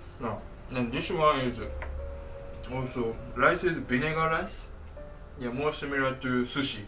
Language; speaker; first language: English; non-native, fluent; Japanese